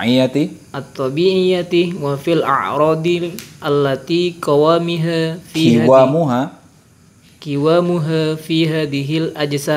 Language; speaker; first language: Arabic; non-native, learner; Indonesian